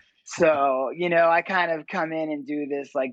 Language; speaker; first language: English; native; English